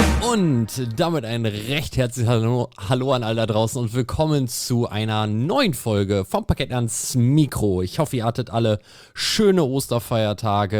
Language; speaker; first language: German; native; German